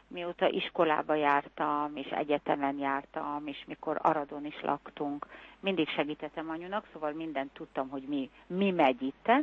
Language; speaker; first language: Hungarian; early bilingual, heritage; Hungarian